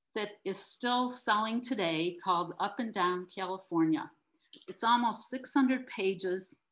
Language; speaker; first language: English; native; English